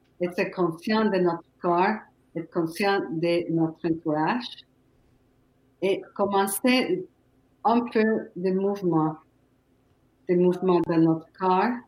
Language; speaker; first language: French; non-native, fluent; Spanish